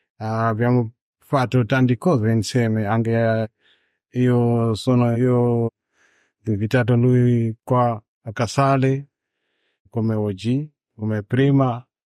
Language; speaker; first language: Italian; non-native, learner; Shona